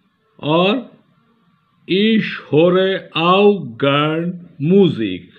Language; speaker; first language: German; non-native, learner; Bangla